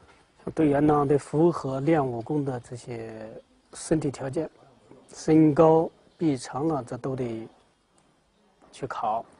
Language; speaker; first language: Chinese; native; Chinese